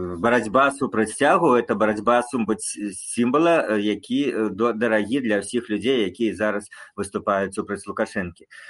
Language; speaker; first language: Belarusian; non-native, local second language; Russian